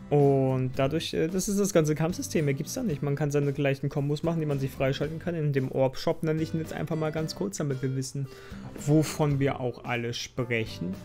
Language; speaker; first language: German; native; German